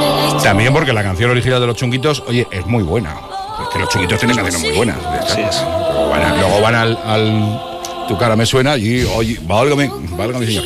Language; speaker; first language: Spanish; native; Spanish